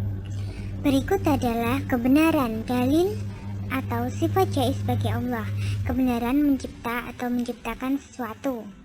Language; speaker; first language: Indonesian; native; Indonesian